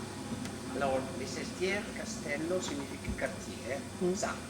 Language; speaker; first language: French; non-native, fluent; Italian